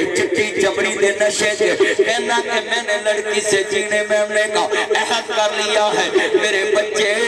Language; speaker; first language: Urdu; non-native, local second language; Punjabi